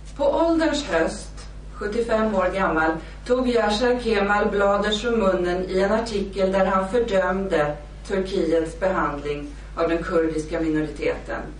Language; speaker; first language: Swedish; native; Swedish